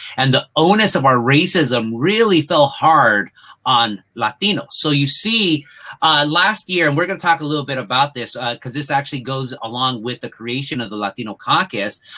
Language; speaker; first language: English; early bilingual, other home language; Spanish